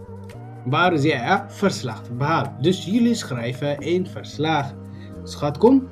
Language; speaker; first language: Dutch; non-native, learner; Tigrinya